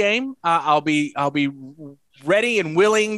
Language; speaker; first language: English; native; English